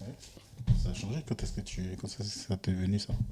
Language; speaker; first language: French; native; French